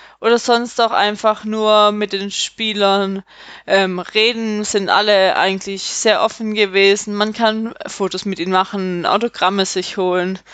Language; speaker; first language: German; native; German